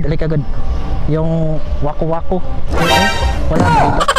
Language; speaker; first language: Filipino; non-native, local second language; Cebuano